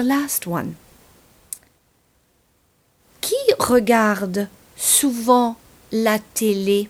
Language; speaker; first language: French; non-native, fluent; English